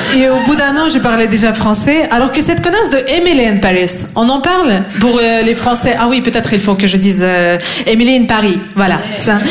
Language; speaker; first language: French; non-native, fluent; Russian